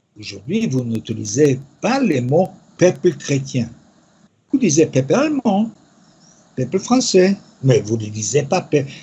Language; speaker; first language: French; non-native, fluent; Yiddish